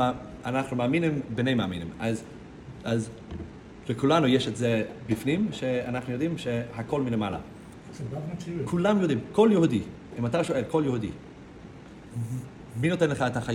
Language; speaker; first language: Hebrew; non-native, fluent; English